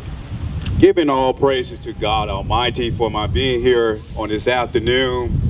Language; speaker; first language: English; native; English